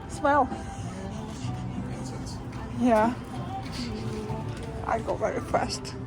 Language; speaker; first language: English; non-native, learner; Ukrainian